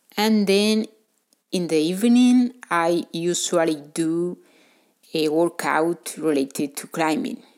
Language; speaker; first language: English; non-native, fluent; Spanish